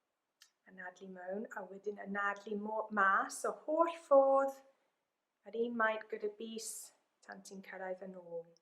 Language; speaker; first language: Welsh; non-native, local second language; English